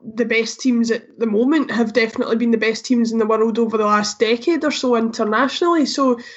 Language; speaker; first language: English; native; English